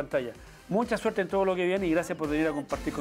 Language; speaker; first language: Spanish; native; Spanish